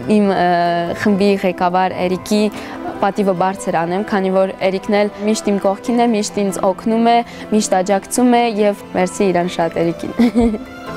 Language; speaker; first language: Armenian; early bilingual, heritage; Armenian